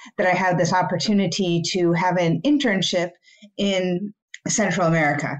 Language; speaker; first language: English; native; English